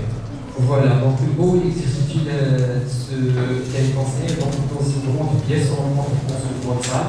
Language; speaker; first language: French; non-native, local second language; Arabic